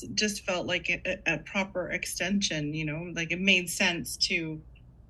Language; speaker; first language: English; native; English